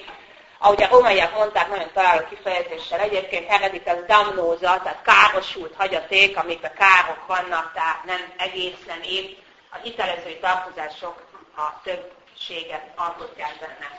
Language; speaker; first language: Hungarian; native; Hungarian